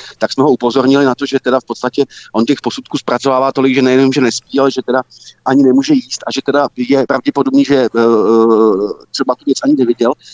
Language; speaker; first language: Czech; native; Czech